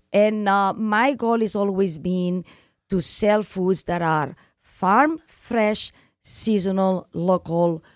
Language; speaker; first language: English; non-native, fluent; Spanish